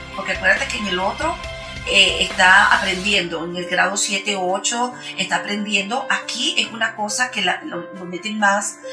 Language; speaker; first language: Spanish; native; Spanish